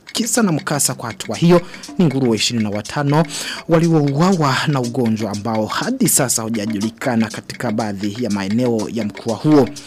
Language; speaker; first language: Swahili; non-native, local second language; Rundi